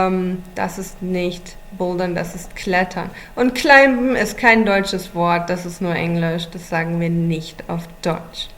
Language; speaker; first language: German; non-native, fluent; English